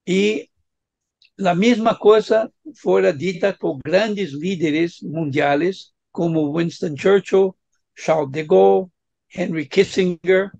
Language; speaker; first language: Spanish; non-native, fluent; Portuguese